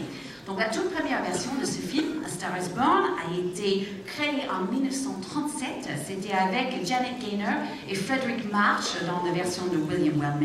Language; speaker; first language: French; native; French